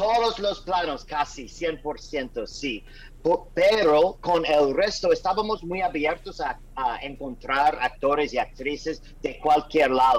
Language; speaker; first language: Spanish; non-native, learner; English